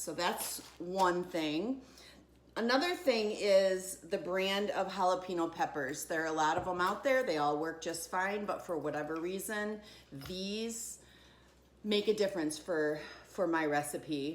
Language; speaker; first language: English; native; English